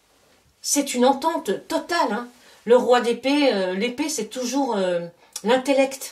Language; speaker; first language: French; native; French